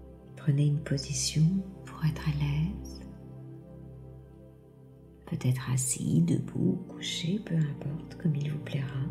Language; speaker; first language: French; native; French